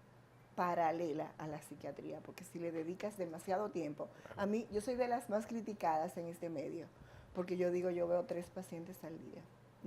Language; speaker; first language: Spanish; native; Spanish